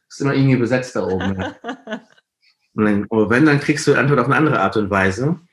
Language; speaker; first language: German; non-native, fluent; Igbo